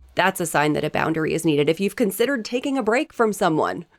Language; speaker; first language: English; native; English